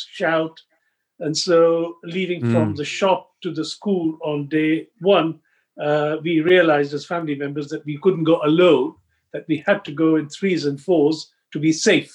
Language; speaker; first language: English; non-native, local second language; Sindhi